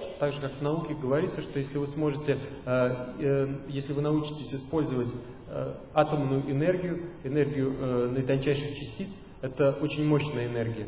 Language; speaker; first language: Russian; native; Russian